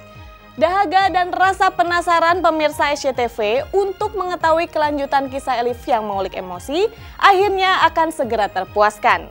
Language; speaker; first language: Indonesian; native; Indonesian